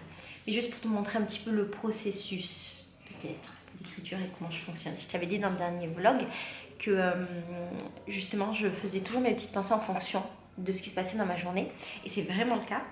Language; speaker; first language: French; native; French